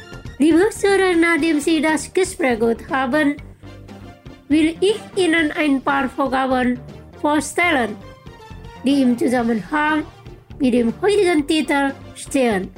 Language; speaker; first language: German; non-native, local second language; Indonesian